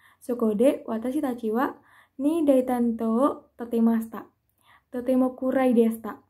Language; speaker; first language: Japanese; non-native, learner; Indonesian